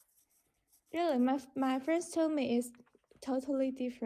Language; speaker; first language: English; non-native, learner; Chinese